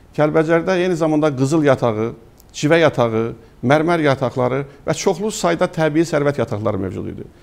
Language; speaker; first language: Azerbaijani; native; Azerbaijani